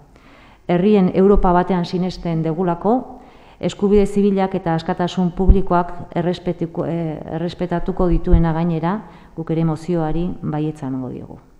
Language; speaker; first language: Basque; native; Basque